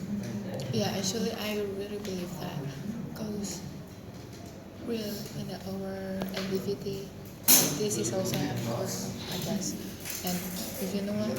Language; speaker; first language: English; non-native, learner; Indonesian